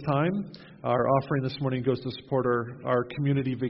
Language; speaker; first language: English; native; English